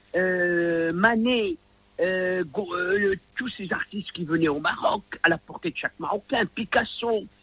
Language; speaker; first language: French; non-native, local second language; Arabic